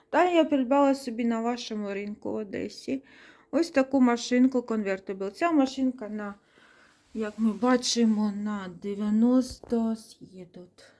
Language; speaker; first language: Ukrainian; non-native, local second language; Russian